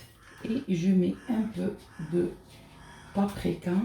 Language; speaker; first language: French; non-native, local second language; Arabic